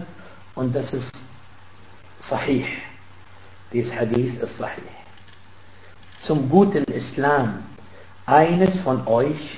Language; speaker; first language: German; non-native, fluent; Arabic